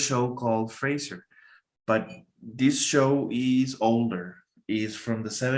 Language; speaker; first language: English; non-native, fluent; Spanish